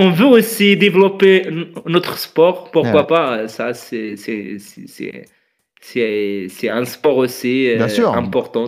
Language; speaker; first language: French; non-native, fluent; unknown